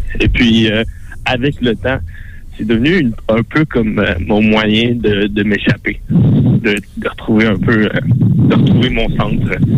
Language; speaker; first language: French; non-native, local second language; Innu-aimun